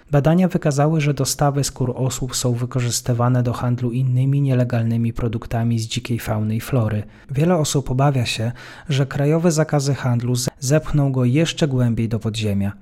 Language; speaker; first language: Polish; native; Polish